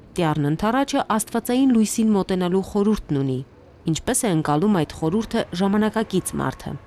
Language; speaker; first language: Armenian; native; Armenian